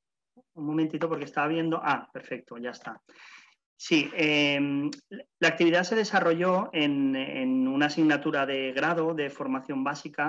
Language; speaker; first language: Spanish; native; Spanish